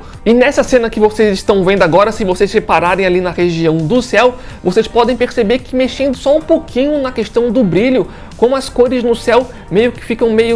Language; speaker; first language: Portuguese; native; Portuguese